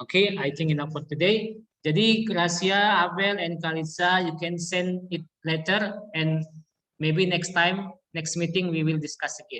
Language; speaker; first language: English; non-native, learner; Indonesian